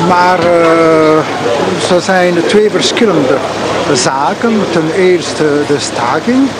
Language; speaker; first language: Dutch; non-native, local second language; French